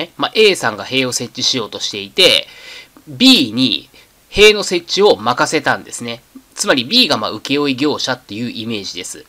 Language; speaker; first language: Japanese; native; Japanese